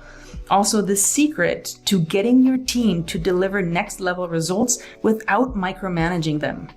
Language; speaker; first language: English; native; English